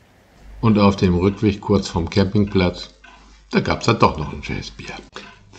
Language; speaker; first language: German; native; German